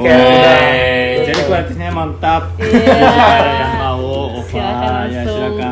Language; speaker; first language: Indonesian; non-native, fluent; Japanese